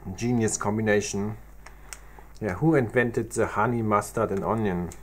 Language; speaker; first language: English; non-native, fluent; German